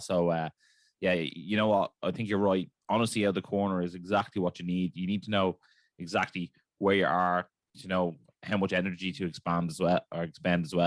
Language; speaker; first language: English; native; English